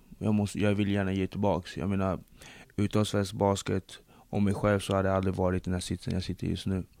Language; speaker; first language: Swedish; early bilingual, other home language; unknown